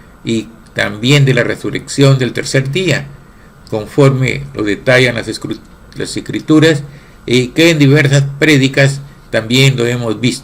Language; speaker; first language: Spanish; native; Spanish